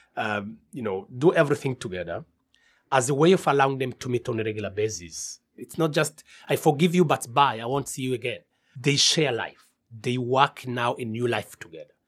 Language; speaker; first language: English; non-native, local second language; Kinyarwanda